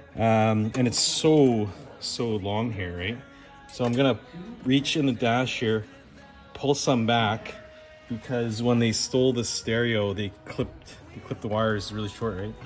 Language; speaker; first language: English; native; English